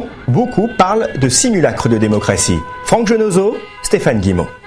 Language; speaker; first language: French; native; French